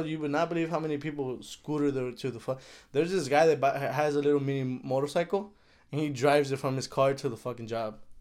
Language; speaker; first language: English; early bilingual, other home language; Spanish